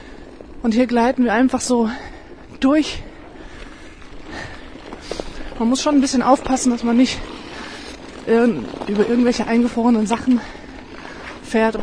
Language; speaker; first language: German; native; German